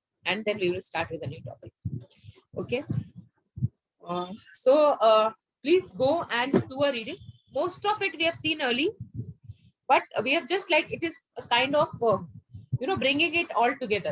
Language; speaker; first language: English; non-native, local second language; Hindi